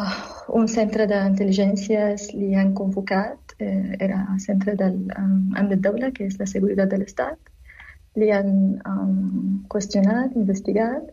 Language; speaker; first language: Catalan; non-native, learner; Arabic